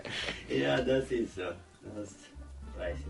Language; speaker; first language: German; non-native, learner; Croatian